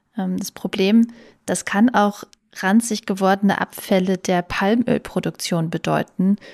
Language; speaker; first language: German; native; German